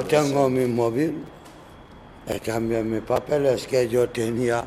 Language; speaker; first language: Spanish; non-native, learner; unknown